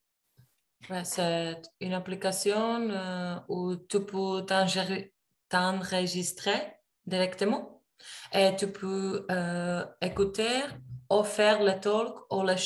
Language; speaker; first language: French; non-native, learner; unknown